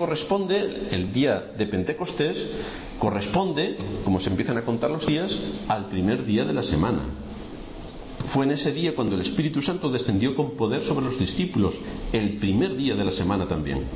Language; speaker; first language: Spanish; native; Spanish